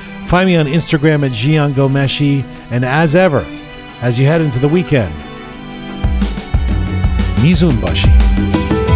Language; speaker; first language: English; early bilingual, other home language; Persian